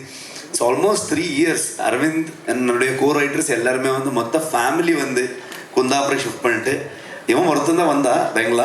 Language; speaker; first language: Tamil; non-native, local second language; Kannada